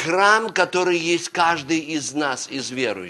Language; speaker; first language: Polish; non-native, learner; Russian